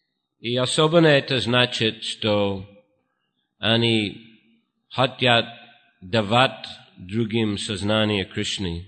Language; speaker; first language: Russian; non-native, fluent; English